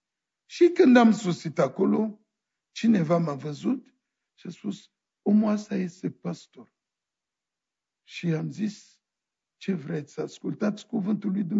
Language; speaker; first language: Romanian; non-native, fluent; French